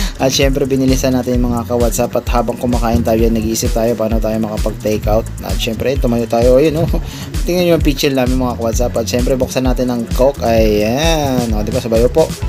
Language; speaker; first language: Filipino; non-native, local second language; Cebuano